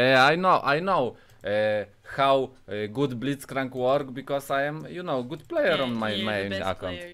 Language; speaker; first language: English; non-native, learner; Polish